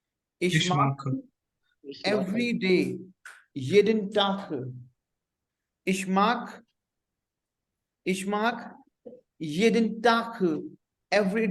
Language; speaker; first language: German; non-native, fluent; Hindi